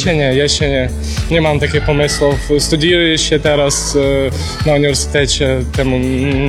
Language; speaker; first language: Polish; non-native, learner; Ukrainian